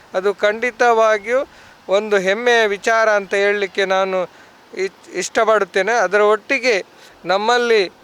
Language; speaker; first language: Kannada; native; Kannada